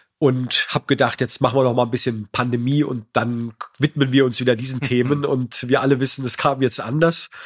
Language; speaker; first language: German; native; German